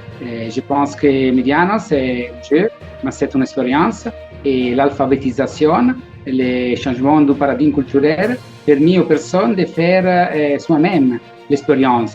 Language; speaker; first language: French; non-native, learner; Italian